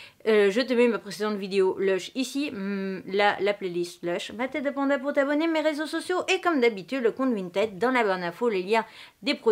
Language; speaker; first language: French; native; French